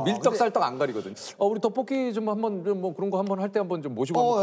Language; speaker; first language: Korean; native; Korean